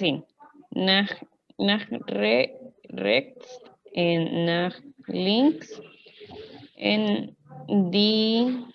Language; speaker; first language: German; non-native, learner; Spanish